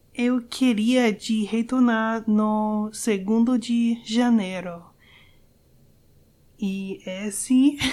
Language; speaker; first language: Portuguese; non-native, learner; English